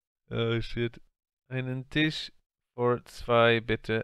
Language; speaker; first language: German; non-native, learner; English